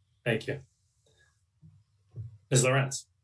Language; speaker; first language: English; native; English